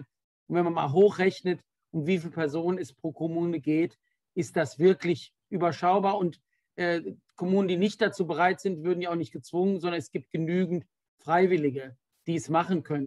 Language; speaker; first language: German; native; German